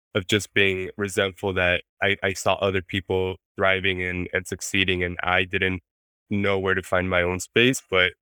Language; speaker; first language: English; non-native, fluent; Spanish